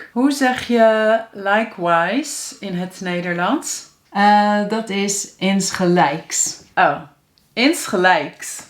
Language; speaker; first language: Dutch; native; Dutch